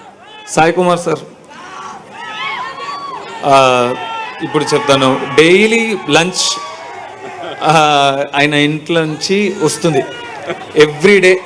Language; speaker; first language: Telugu; non-native, learner; Tamil